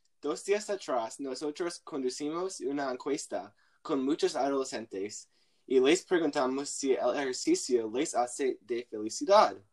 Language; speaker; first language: Spanish; non-native, learner; English